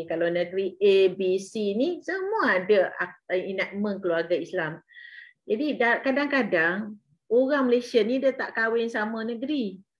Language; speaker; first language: Malay; native; Malay